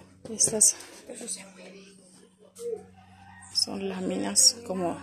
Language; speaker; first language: Spanish; native; Spanish